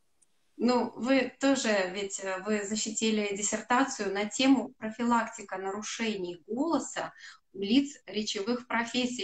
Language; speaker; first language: Russian; native; Russian